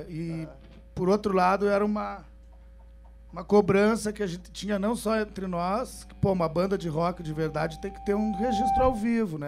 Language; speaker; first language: Portuguese; native; Portuguese